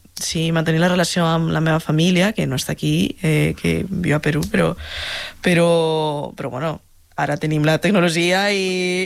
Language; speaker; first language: Catalan; non-native, local second language; Spanish